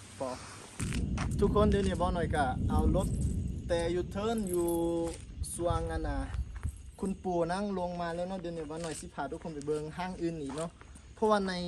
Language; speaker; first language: Thai; non-native, local second language; Akha